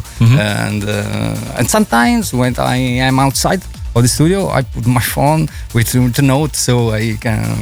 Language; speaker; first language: English; non-native, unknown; Italian